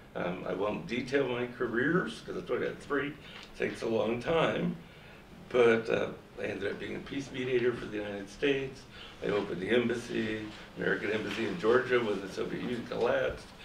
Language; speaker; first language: English; native; English